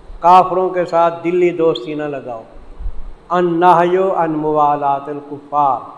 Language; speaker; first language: Urdu; native; Urdu